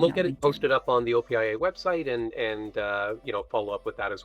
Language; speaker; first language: English; native; English